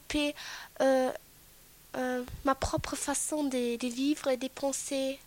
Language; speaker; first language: French; non-native, fluent; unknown